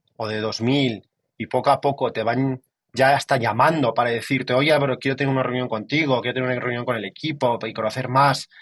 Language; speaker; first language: Spanish; native; Spanish